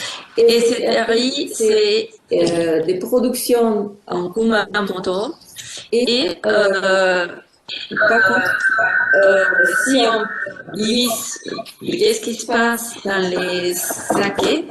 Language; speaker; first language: French; non-native, fluent; Spanish